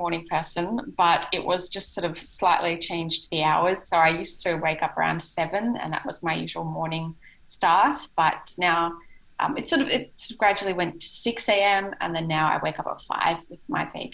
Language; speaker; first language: English; native; English